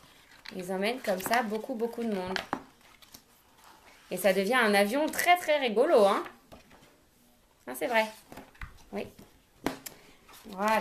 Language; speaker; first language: French; native; French